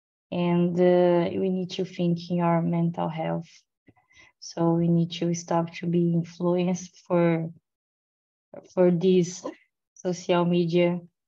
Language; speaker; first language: English; non-native, learner; Portuguese